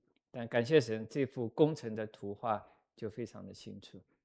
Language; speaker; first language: Chinese; native; Chinese